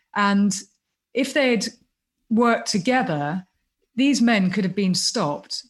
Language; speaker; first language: English; native; English